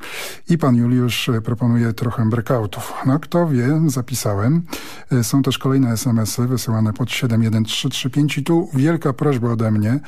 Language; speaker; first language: Polish; native; Polish